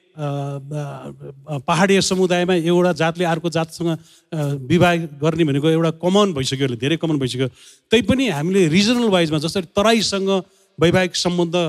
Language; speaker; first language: Nepali; native; Nepali